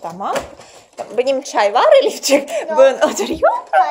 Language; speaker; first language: Turkish; non-native, learner; Russian